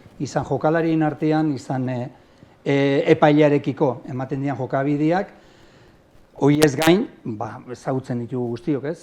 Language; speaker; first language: Basque; native; Basque